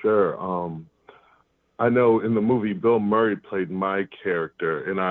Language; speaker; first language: English; native; English